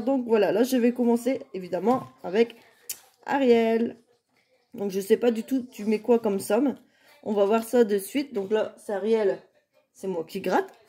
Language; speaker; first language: French; native; French